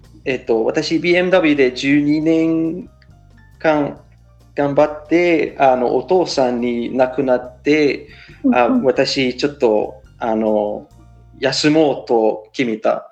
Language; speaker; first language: Japanese; non-native, fluent; English